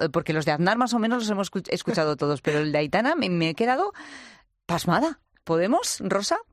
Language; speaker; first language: Spanish; native; Spanish